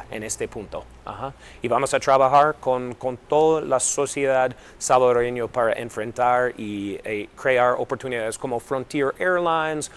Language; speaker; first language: Spanish; non-native, fluent; English